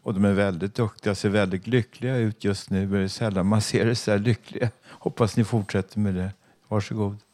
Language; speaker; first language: Swedish; native; Swedish